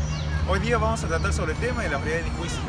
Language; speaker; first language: Spanish; native; Spanish